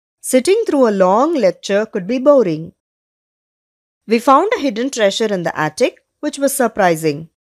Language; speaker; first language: English; non-native, local second language; Tamil